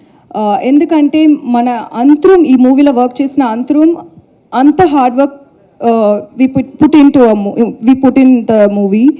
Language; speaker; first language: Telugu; non-native, learner; Tamil